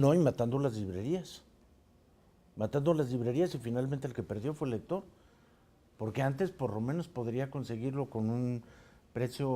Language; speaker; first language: Spanish; native; Spanish